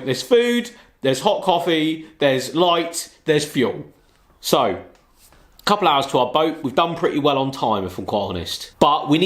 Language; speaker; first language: English; native; English